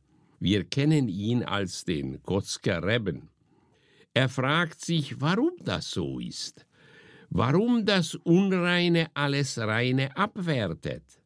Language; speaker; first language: German; native; German